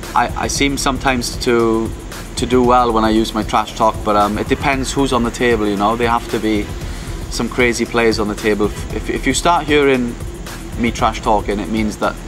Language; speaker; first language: English; native; English